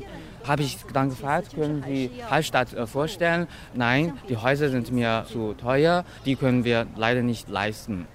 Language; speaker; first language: German; non-native, fluent; Chinese